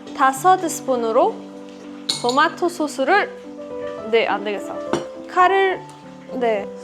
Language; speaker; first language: Korean; non-native, fluent; Persian